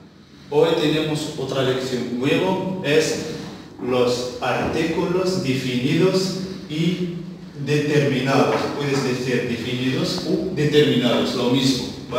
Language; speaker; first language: Spanish; non-native, fluent; Arabic